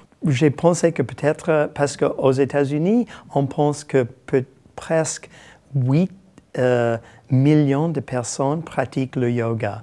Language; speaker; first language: French; non-native, fluent; English